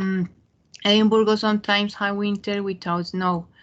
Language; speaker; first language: English; non-native, fluent; Spanish